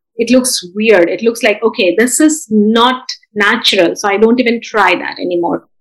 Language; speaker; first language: English; non-native, local second language; Bangla